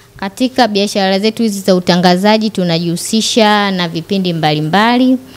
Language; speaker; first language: Swahili; native; Swahili